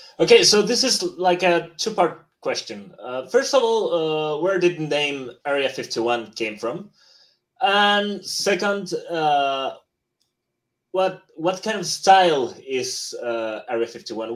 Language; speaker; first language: English; non-native, fluent; Spanish